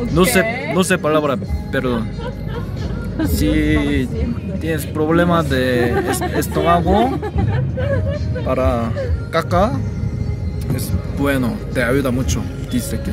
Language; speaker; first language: Spanish; non-native, learner; Korean